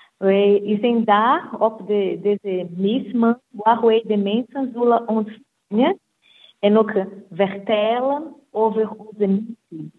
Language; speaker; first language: Dutch; non-native, fluent; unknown